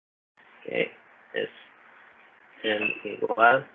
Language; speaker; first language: Spanish; non-native, learner; English